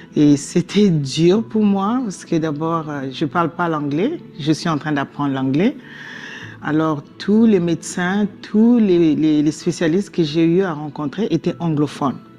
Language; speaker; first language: French; non-native, local second language; Lingala